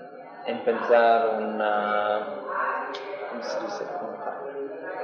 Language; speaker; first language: Spanish; non-native, learner; English